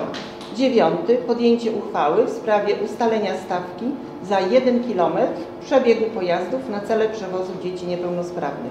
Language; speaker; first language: Polish; native; Polish